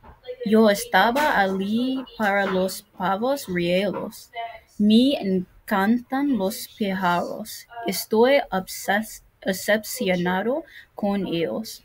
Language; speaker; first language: Spanish; non-native, learner; English